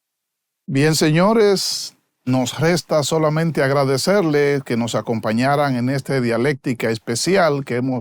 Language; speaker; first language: Spanish; native; Spanish